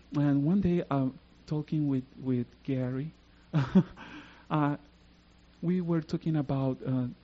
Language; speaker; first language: English; non-native, fluent; Spanish